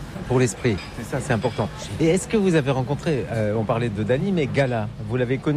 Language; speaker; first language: French; native; French